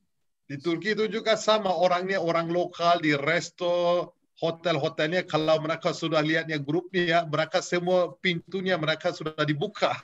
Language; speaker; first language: Indonesian; non-native, fluent; Turkish